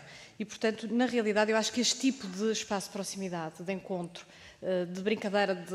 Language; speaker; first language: Portuguese; native; Portuguese